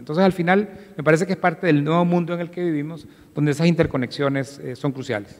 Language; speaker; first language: Spanish; native; Spanish